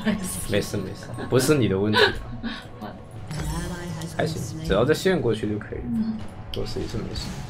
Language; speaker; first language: Chinese; native; Chinese